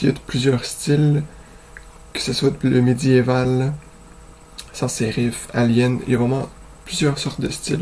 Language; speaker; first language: French; native; French